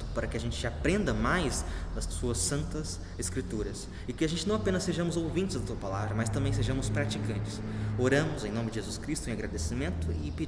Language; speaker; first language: Portuguese; native; Portuguese